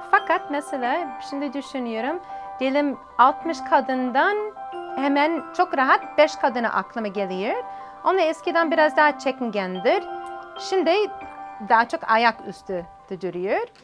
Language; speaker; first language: Turkish; non-native, learner; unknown